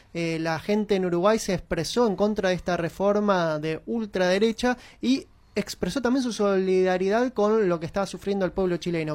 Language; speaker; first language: Spanish; native; Spanish